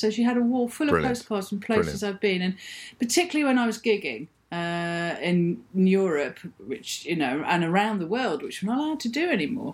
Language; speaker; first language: English; native; English